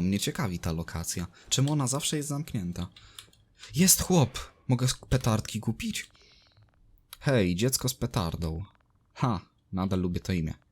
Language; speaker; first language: Polish; native; Polish